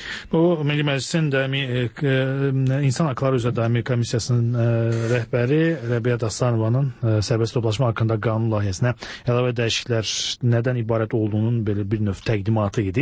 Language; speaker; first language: Azerbaijani; native; Azerbaijani